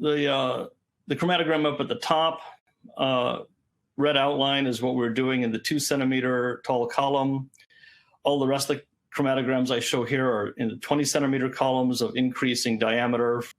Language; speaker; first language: English; native; English